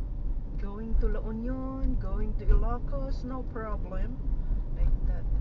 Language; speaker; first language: English; non-native, local second language; Iloko